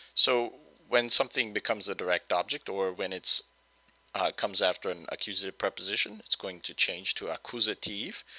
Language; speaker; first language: English; native; English